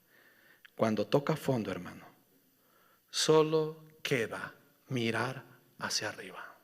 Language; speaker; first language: Spanish; native; Spanish